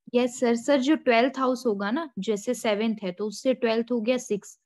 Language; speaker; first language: Hindi; native; Hindi